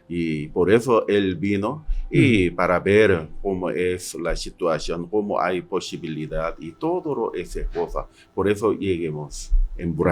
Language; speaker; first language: Spanish; non-native, learner; Korean